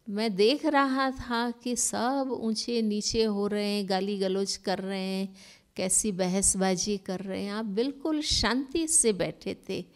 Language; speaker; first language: Hindi; non-native, local second language; Gujarati